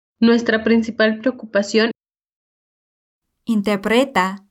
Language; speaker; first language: Spanish; non-native, fluent; English